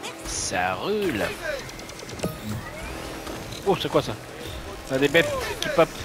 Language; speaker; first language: French; native; French